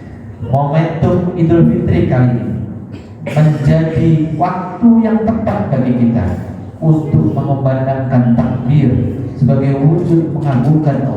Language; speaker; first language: Indonesian; native; Indonesian